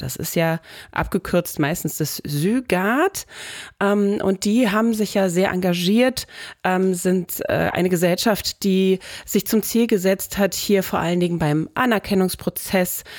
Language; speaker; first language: German; native; German